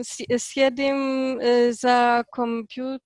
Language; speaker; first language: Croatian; non-native, learner; Polish